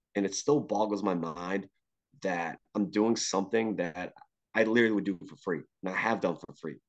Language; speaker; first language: English; native; English